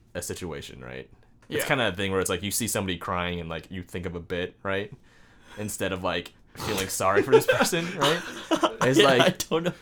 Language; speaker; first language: English; native; English